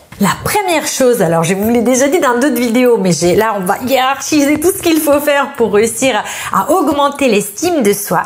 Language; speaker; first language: French; non-native, fluent; Italian